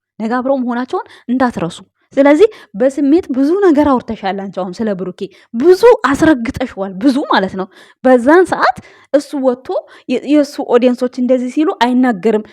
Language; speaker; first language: Amharic; native; Amharic